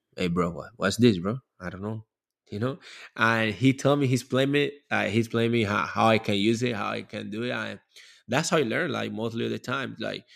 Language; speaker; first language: English; non-native, learner; Spanish